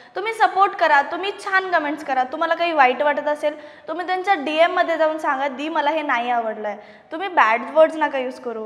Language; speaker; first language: Marathi; non-native, local second language; Malayalam